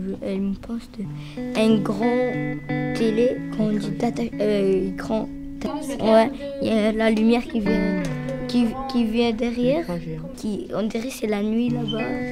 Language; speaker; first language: French; non-native, learner; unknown